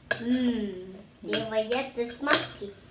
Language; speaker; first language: Swedish; early bilingual, other home language; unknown